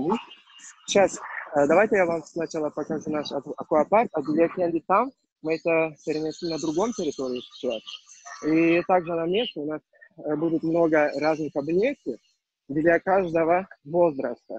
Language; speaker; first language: Russian; non-native, learner; Turkish